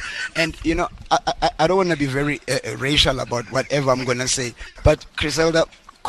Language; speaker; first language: English; non-native, local second language; Zulu